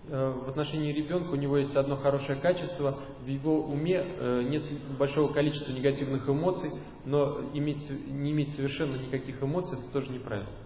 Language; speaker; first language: Russian; native; Russian